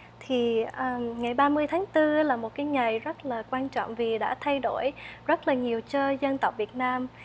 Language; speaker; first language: Vietnamese; early bilingual, heritage; Vietnamese